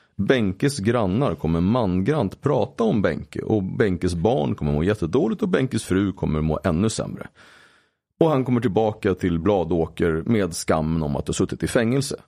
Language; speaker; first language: Swedish; native; Swedish